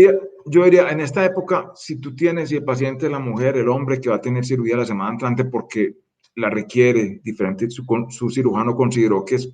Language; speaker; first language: Spanish; native; Spanish